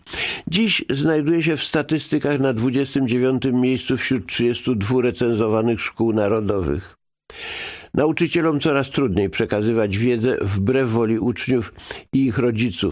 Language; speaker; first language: Polish; native; Polish